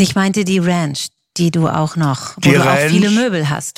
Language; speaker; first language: German; native; German